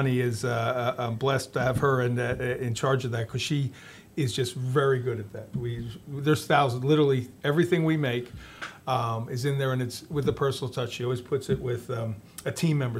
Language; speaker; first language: English; native; English